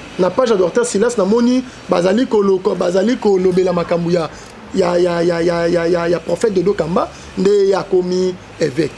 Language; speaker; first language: Lingala; native; Lingala